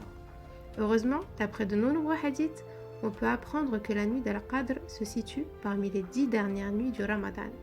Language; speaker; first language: French; native; French